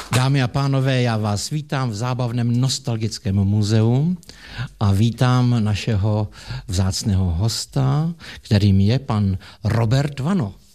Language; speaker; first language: Czech; native; Czech